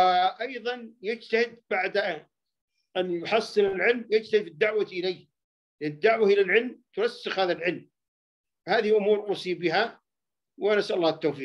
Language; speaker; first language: Arabic; native; Arabic